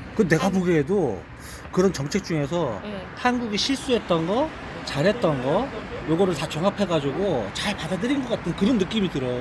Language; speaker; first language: Korean; native; Korean